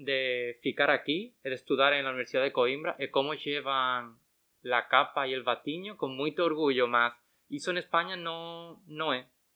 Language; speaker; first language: Portuguese; non-native, learner; Spanish